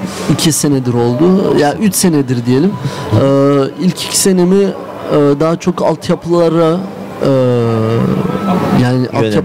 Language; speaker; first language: Turkish; early bilingual, heritage; Turkish